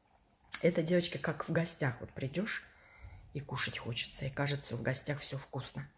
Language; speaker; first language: Russian; native; Russian